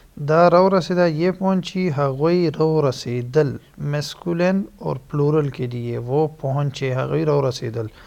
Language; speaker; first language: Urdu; non-native, local second language; Pashto